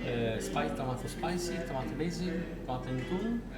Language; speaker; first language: English; non-native, learner; Italian